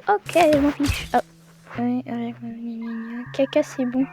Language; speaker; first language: French; native; French